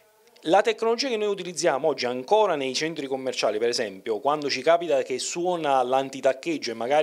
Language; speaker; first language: Italian; native; Italian